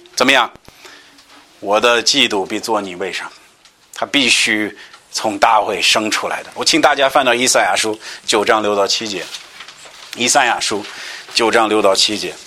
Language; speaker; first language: Chinese; non-native, fluent; English